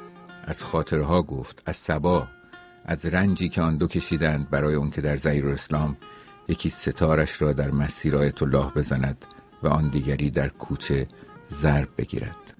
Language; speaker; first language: Persian; native; Persian